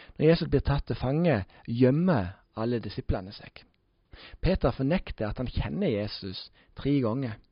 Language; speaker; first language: Norwegian; native; Norwegian